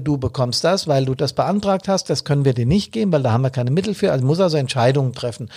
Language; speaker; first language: German; native; German